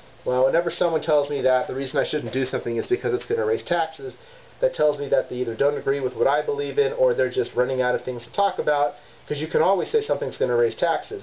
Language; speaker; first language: English; native; English